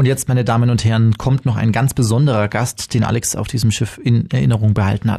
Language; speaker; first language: German; native; German